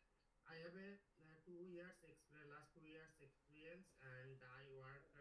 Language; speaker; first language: English; non-native, learner; Bangla